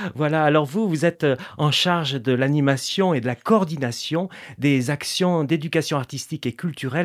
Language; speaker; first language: French; native; French